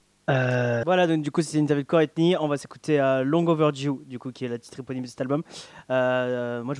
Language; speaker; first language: French; native; French